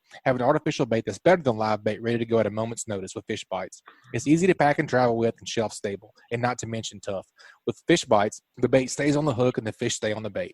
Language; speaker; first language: English; native; English